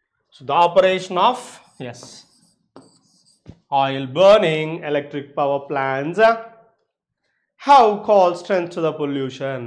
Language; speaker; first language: English; non-native, local second language; Telugu